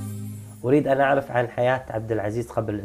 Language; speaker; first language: Arabic; native; Arabic